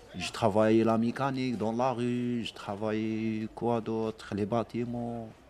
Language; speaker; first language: French; non-native, local second language; Arabic